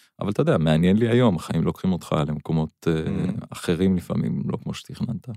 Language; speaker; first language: Hebrew; non-native, local second language; Arabic